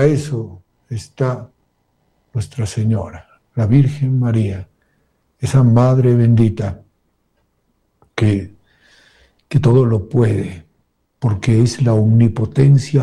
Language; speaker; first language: Spanish; native; Spanish